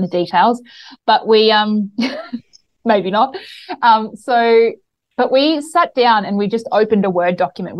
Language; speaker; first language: English; native; English